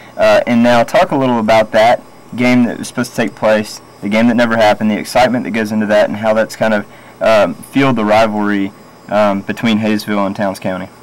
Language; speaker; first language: English; native; English